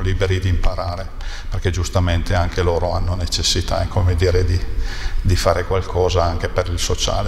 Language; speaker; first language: Italian; native; Italian